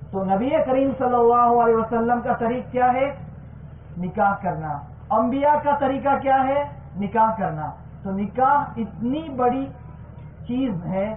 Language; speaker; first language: Urdu; non-native, local second language; Gujarati